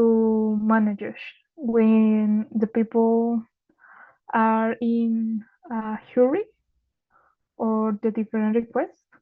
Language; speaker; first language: English; non-native, learner; Spanish